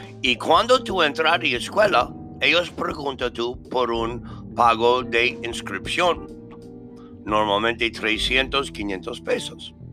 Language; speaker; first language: Spanish; non-native, learner; English